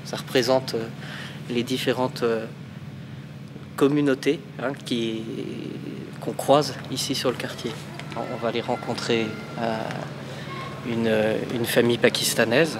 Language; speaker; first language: French; native; French